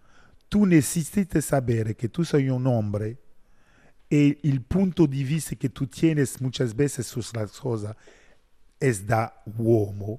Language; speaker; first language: Spanish; non-native, learner; French